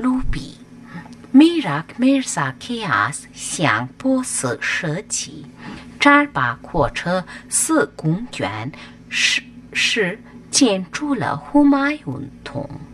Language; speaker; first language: Chinese; non-native, fluent; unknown